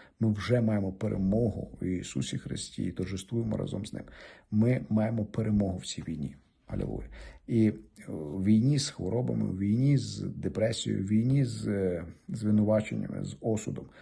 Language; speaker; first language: Ukrainian; native; Ukrainian